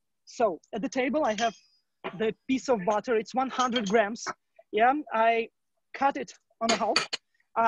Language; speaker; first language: English; non-native, learner; Ukrainian